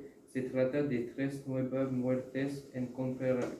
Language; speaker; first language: Spanish; non-native, learner; French